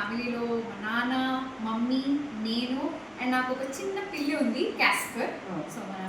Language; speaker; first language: Telugu; non-native, local second language; Kannada